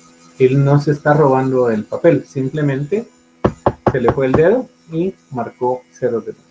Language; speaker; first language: Spanish; native; Spanish